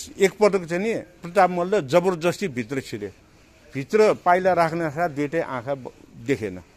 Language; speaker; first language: Nepali; non-native, local second language; Newari